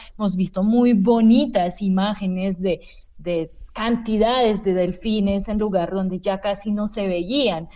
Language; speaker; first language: Spanish; non-native, fluent; French